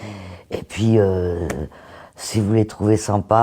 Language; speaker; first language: French; native; French